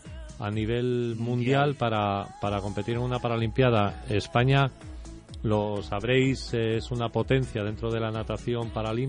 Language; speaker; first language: Spanish; native; Spanish